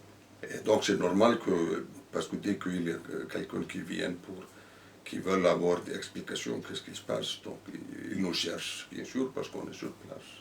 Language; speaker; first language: French; non-native, fluent; Icelandic